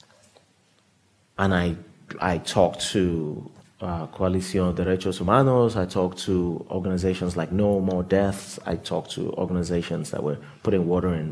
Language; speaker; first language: English; non-native, local second language; Yoruba